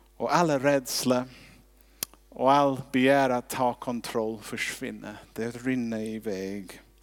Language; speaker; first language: Swedish; non-native, fluent; English